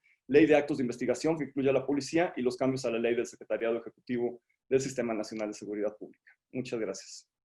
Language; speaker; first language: Spanish; native; Spanish